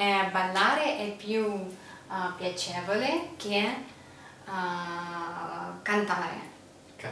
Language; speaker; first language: Italian; non-native, learner; English